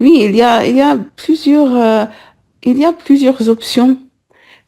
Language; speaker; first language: French; non-native, learner; English